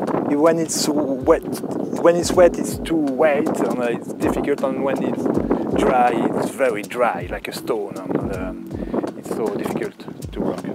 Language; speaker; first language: English; non-native, learner; French